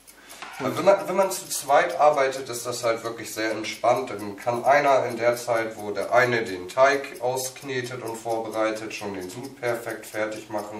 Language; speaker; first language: German; native; German